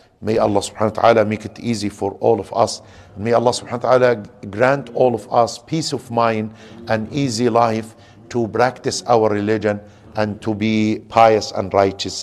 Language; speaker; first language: English; non-native, fluent; Arabic